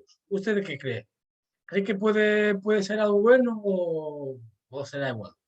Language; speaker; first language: Spanish; non-native, fluent; Portuguese